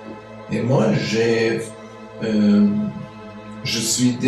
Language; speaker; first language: French; non-native, fluent; German